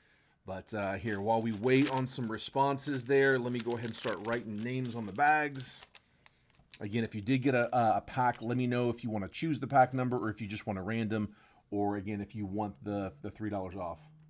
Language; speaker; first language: English; native; English